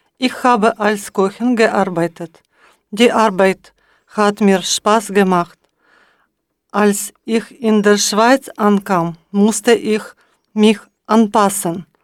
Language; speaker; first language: German; non-native, learner; Ukrainian